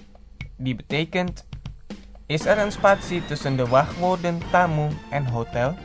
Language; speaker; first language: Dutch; non-native, fluent; Indonesian